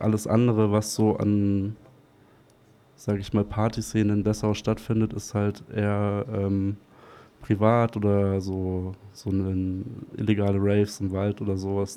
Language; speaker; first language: German; native; German